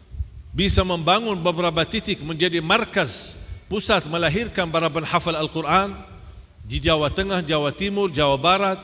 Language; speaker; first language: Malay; non-native, fluent; Arabic